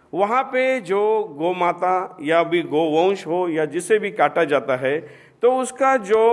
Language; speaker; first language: Hindi; non-native, local second language; Marathi